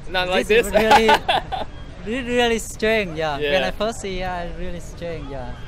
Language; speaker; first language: English; non-native, learner; Vietnamese